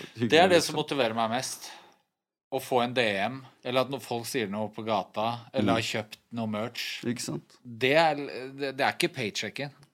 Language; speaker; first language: Norwegian; native; Norwegian